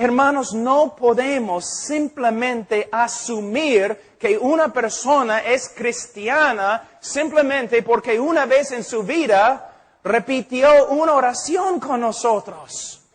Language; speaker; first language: Spanish; non-native, fluent; English